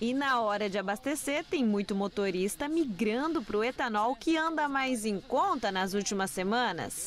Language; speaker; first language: Portuguese; native; Portuguese